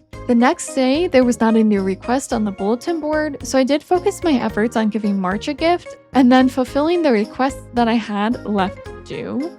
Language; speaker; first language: English; native; English